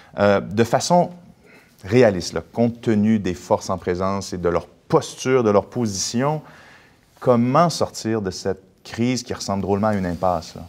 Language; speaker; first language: French; native; French